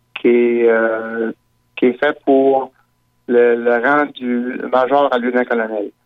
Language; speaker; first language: French; native; French